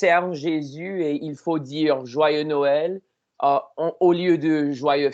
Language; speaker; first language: French; non-native, learner; English